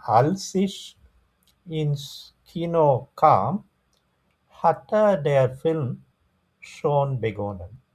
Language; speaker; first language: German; non-native, fluent; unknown